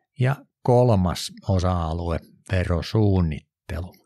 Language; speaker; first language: Finnish; native; Finnish